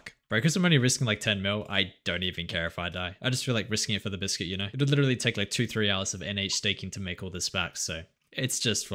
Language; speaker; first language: English; native; English